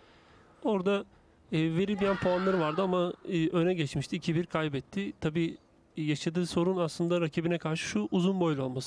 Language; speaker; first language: Turkish; native; Turkish